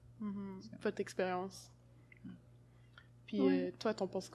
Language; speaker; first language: French; native; French